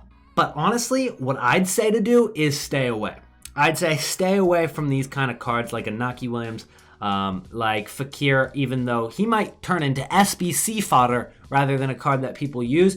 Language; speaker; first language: English; native; English